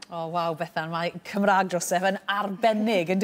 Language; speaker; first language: Welsh; native; Welsh